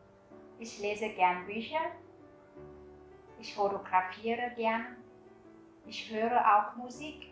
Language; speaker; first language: German; non-native, fluent; Vietnamese